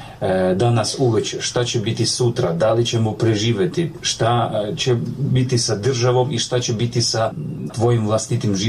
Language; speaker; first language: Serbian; non-native, fluent; Ukrainian